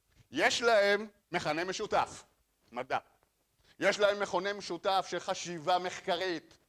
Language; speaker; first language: Hebrew; native; Hebrew